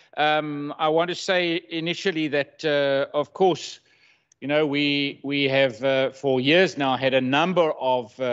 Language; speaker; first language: English; native; English